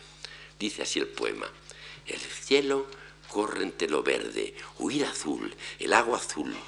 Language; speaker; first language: Spanish; native; Spanish